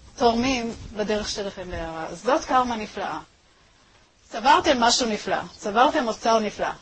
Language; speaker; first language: Hebrew; native; Hebrew